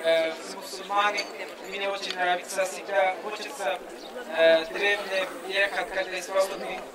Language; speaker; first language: Russian; non-native, learner; Bangla